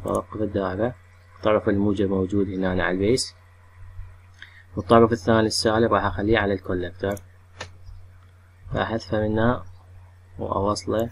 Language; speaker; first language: Arabic; native; Arabic